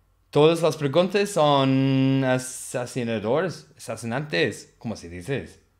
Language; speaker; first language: Spanish; non-native, learner; English